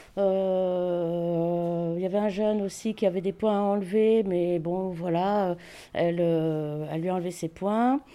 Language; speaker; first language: French; native; French